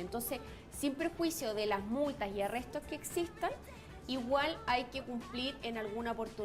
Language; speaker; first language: Spanish; native; Spanish